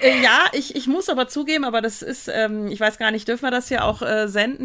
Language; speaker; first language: German; native; German